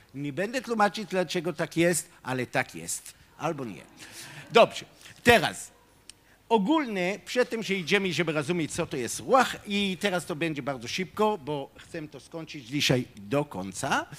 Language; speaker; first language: Polish; non-native, fluent; Hebrew